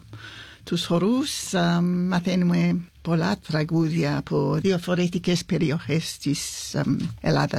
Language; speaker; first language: Greek; non-native, fluent; English